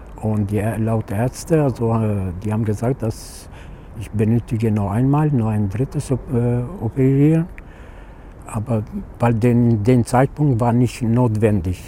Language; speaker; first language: German; non-native, learner; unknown